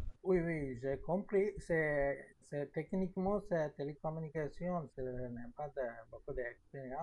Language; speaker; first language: French; non-native, learner; Tamil